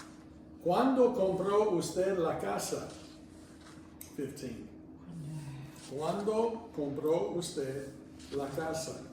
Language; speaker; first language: Spanish; non-native, fluent; English